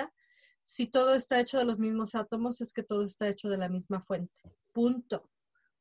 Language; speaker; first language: Spanish; native; Spanish